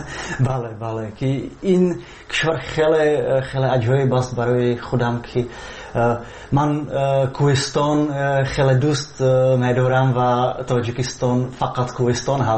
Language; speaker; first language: Persian; non-native, fluent; Czech